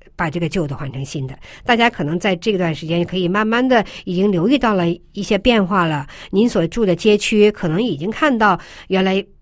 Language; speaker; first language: Chinese; native; Chinese